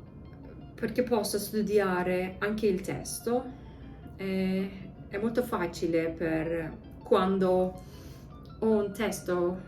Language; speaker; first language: Italian; non-native, learner; English